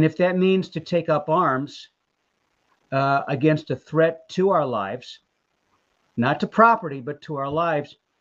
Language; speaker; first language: English; native; English